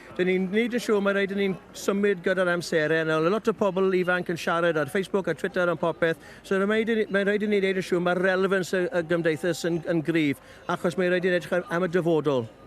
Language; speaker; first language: Welsh; non-native, local second language; English